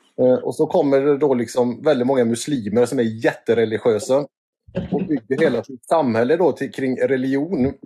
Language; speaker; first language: Swedish; native; Swedish